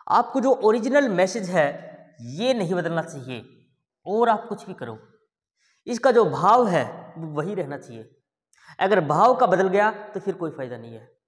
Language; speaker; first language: Hindi; native; Hindi